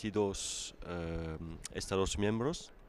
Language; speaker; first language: Spanish; non-native, fluent; French